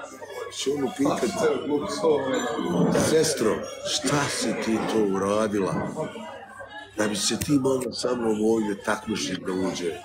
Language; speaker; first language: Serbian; early bilingual, heritage; Bosnian